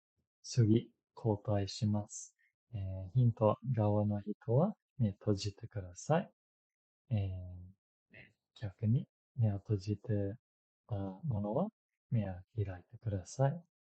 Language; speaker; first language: Japanese; non-native, fluent; English